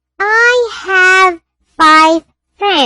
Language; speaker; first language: English; non-native, learner; Urdu